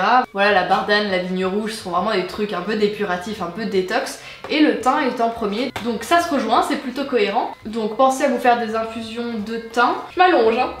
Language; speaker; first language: French; native; French